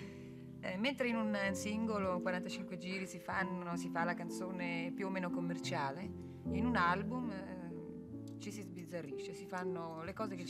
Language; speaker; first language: Italian; native; Italian